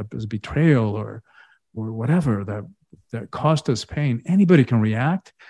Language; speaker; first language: English; early bilingual, other home language; Spanish